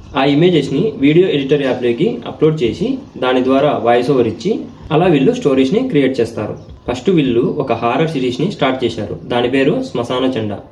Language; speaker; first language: Telugu; native; Telugu